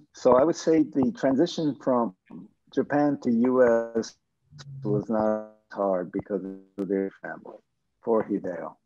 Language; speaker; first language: English; non-native, fluent; Japanese